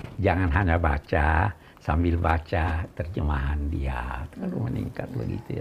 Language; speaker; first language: Indonesian; native; Indonesian